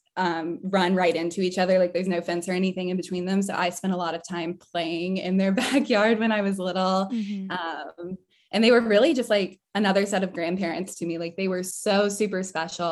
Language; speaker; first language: English; native; English